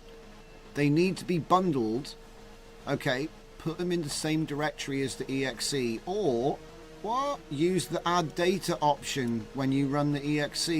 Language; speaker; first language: English; native; English